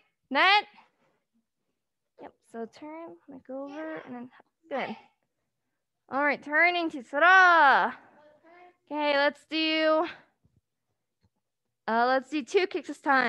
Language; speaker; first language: English; native; English